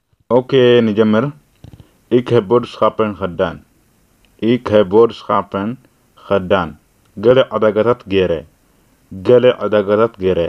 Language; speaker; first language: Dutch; non-native, learner; Tigrinya